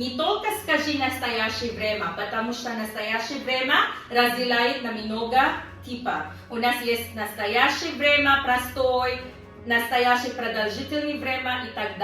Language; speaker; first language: Russian; non-native, learner; Tajik